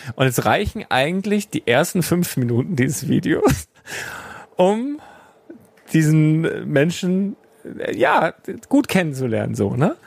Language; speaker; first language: German; native; German